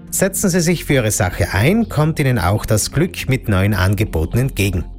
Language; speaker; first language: German; native; German